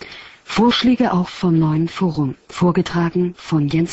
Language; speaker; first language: German; native; German